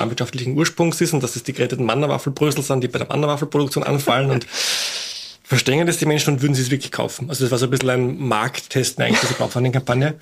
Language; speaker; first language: German; native; German